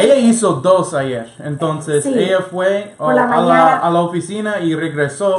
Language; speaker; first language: Spanish; non-native, fluent; English